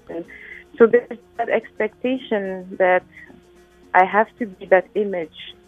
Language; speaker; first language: English; non-native, fluent; French